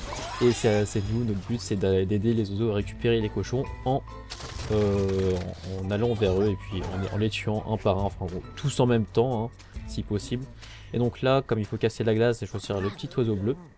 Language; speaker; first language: French; native; French